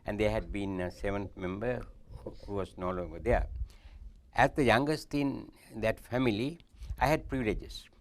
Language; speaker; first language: English; non-native, local second language; Sinhala